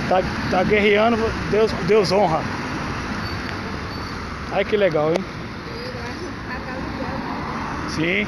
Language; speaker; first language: Portuguese; native; Portuguese